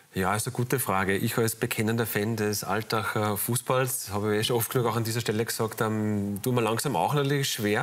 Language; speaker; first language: German; native; German